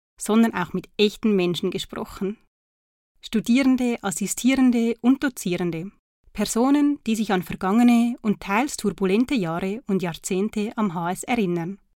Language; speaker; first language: German; native; German